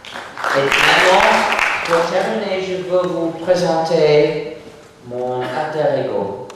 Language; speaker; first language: French; non-native, fluent; English